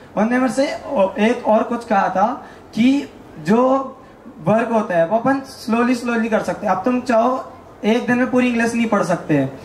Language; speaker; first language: Hindi; native; Hindi